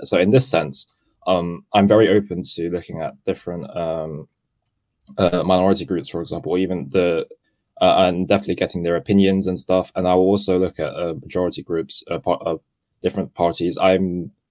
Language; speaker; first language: English; non-native, local second language; Cantonese